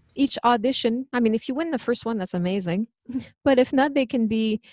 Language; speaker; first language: English; non-native, fluent; French